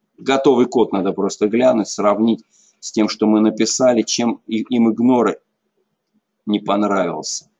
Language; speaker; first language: Russian; native; Russian